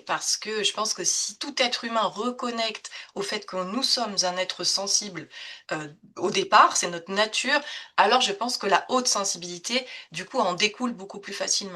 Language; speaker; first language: French; native; French